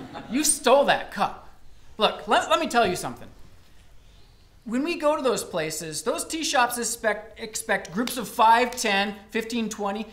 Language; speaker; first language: English; native; English